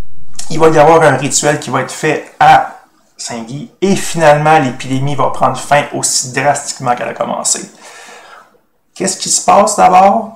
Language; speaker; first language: French; native; French